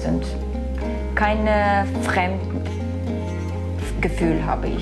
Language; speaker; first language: German; non-native, fluent; Armenian